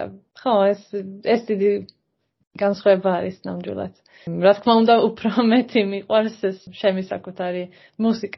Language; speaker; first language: Georgian; non-native, fluent; Swedish